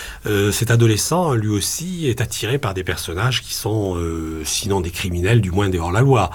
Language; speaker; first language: French; native; French